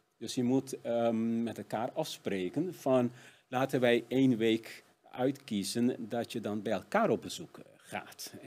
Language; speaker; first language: Dutch; non-native, local second language; Papiamento